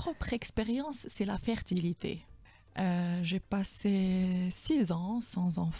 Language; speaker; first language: French; non-native, local second language; Arabic